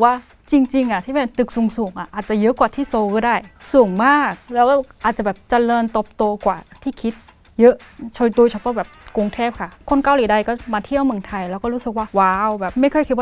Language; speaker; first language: Thai; non-native, fluent; Korean